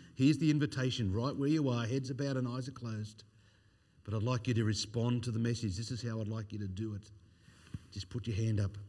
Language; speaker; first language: English; native; English